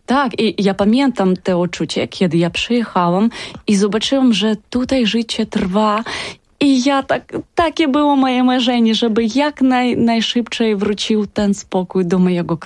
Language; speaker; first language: Polish; non-native, learner; Ukrainian